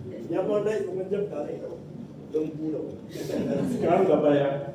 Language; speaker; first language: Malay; non-native, local second language; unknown